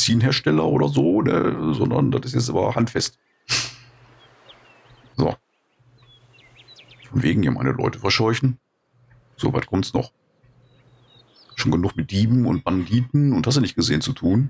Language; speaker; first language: German; native; German